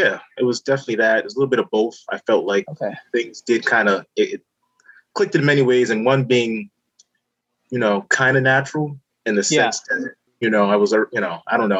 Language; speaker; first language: English; native; English